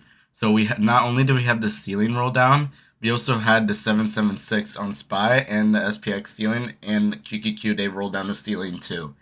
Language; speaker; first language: English; native; English